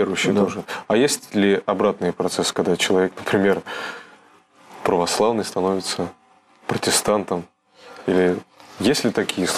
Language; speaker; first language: Russian; native; Russian